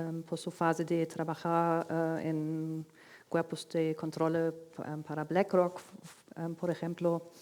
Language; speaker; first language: Spanish; non-native, fluent; German